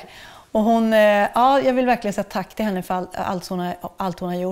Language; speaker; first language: Swedish; native; Swedish